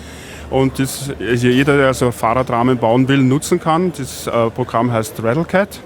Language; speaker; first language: German; native; German